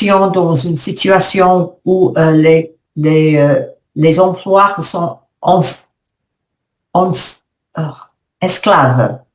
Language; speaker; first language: French; non-native, learner; English